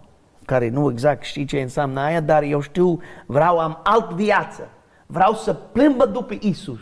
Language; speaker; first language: Romanian; non-native, learner; English